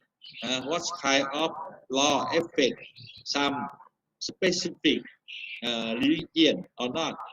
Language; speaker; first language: English; non-native, fluent; Thai